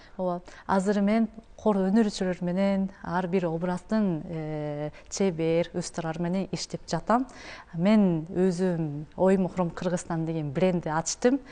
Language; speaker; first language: Kyrgyz; non-native, learner; Japanese